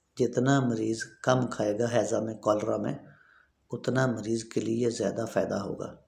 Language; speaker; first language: Urdu; non-native, local second language; Punjabi